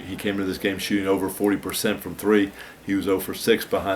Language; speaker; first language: English; native; English